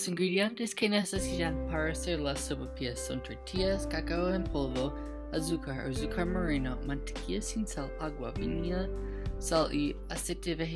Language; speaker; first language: Spanish; non-native, learner; English